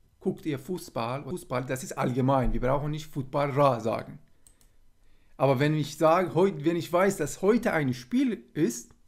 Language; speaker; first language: German; non-native, fluent; Persian